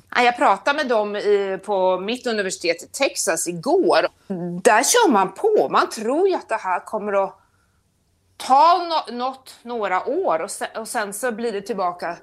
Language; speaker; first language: Swedish; native; Swedish